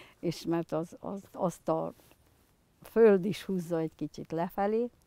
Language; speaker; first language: Hungarian; native; Hungarian